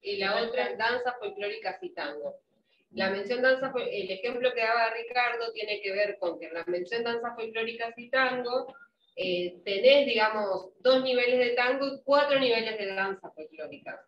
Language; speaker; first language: Spanish; native; Spanish